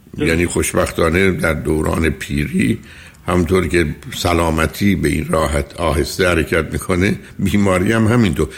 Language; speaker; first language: Persian; native; Persian